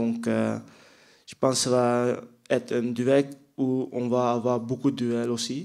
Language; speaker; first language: French; non-native, fluent; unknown